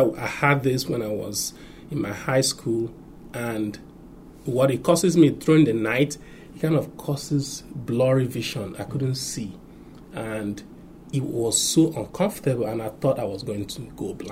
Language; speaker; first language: English; non-native, local second language; Igbo